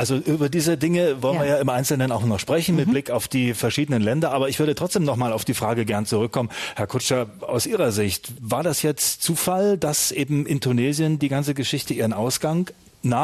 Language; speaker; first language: German; native; German